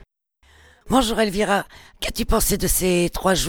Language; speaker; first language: French; native; French